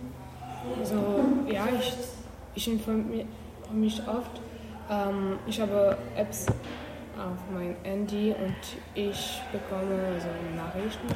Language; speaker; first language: German; non-native, learner; French